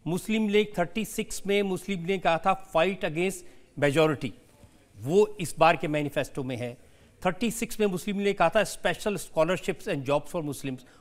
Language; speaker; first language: Hindi; native; Hindi